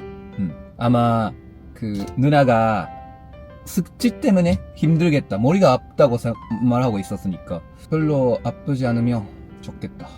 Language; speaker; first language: Korean; non-native, learner; Japanese